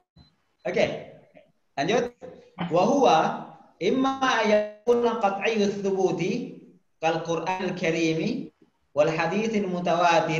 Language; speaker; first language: Arabic; non-native, fluent; Indonesian